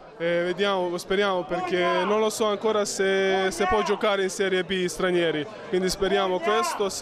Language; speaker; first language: Italian; non-native, learner; Serbian